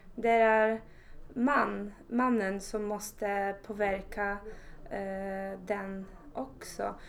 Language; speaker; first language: Swedish; non-native, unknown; Polish